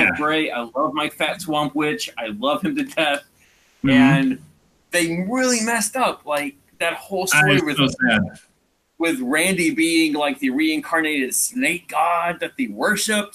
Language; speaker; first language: English; native; English